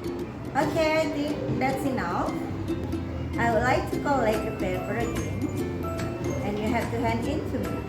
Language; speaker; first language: English; non-native, learner; Indonesian